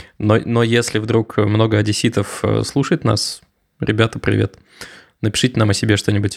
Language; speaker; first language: Russian; native; Russian